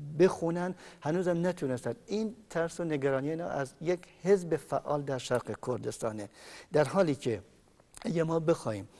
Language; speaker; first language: Persian; non-native, local second language; Kurdish